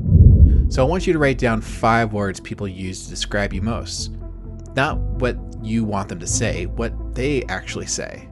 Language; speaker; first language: English; native; English